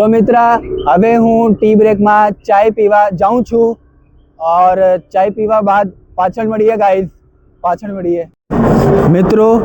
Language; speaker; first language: Gujarati; non-native, local second language; Hindi